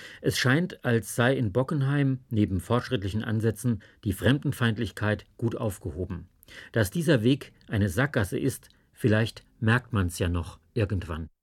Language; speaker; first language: German; native; German